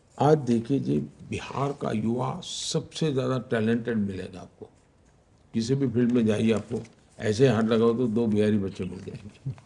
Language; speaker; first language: Hindi; non-native, local second language; Gujarati